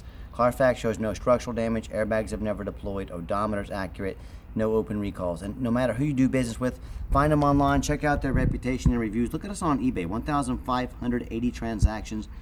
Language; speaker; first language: English; native; English